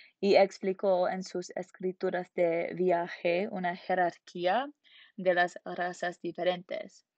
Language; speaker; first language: Spanish; non-native, learner; English